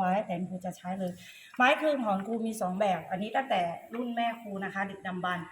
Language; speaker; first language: Thai; native; Thai